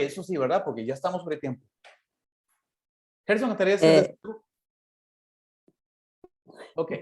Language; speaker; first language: Spanish; native; Spanish